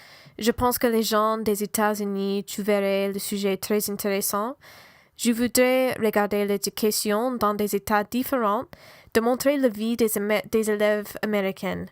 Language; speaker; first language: French; non-native, learner; English